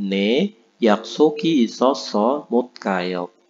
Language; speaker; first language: Korean; non-native, fluent; Indonesian